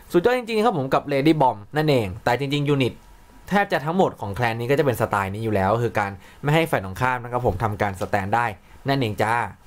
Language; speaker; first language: Thai; native; Thai